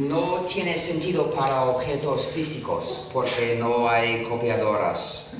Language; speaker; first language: Spanish; non-native, fluent; English